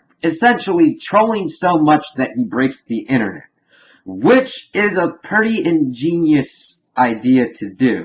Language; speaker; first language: English; native; English